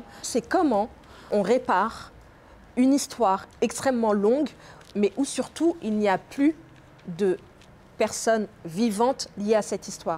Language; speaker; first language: French; native; French